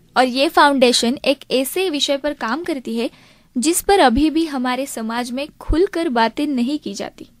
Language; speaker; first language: Hindi; non-native, local second language; Marathi